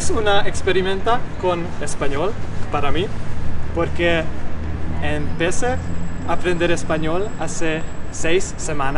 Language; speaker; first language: Spanish; non-native, learner; Hungarian